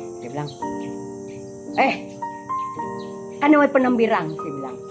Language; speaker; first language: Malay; non-native, local second language; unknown